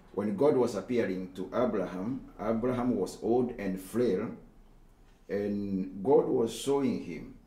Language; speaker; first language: English; non-native, local second language; Swahili